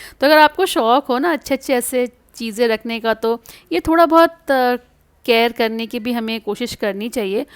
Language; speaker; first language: Hindi; non-native, local second language; Bangla